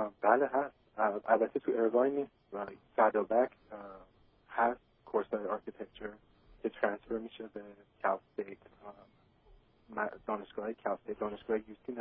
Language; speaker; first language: Persian; early bilingual, heritage; Persian